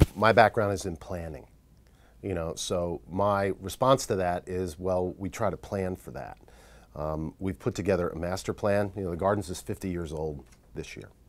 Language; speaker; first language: English; native; English